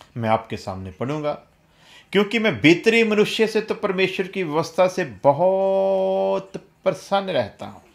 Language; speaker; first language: Hindi; non-native, local second language; Punjabi